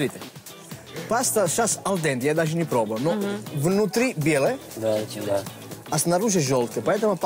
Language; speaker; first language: Russian; non-native, fluent; Italian